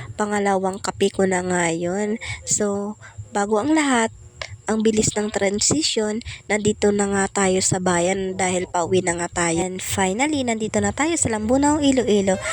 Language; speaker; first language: Filipino; non-native, local second language; Hiligaynon